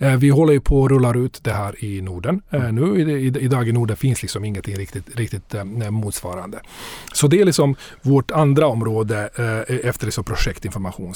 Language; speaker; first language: Swedish; non-native, fluent; Bosnian